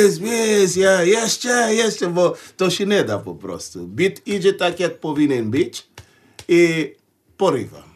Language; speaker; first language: Polish; non-native, fluent; Portuguese